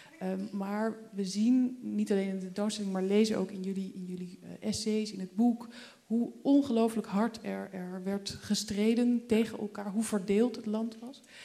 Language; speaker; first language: Dutch; native; Dutch